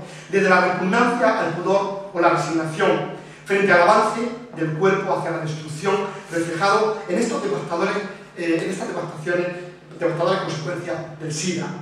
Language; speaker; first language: Spanish; native; Spanish